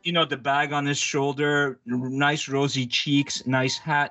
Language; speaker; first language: English; early bilingual, other home language; Arabic